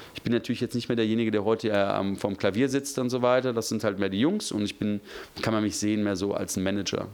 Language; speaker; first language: German; native; German